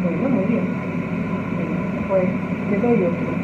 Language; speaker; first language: Spanish; native; Spanish